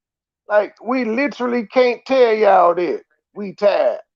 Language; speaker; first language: English; native; English